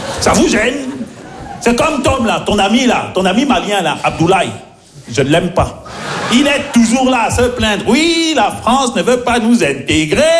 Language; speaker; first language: French; early bilingual, other home language; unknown